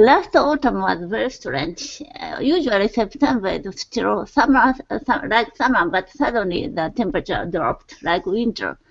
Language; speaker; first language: English; non-native, learner; Japanese